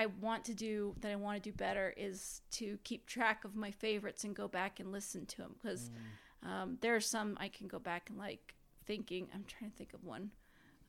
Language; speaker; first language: English; native; English